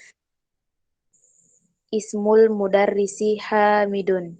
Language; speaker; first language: Arabic; non-native, learner; Indonesian